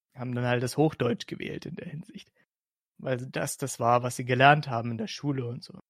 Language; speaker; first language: German; early bilingual, other home language; Slovak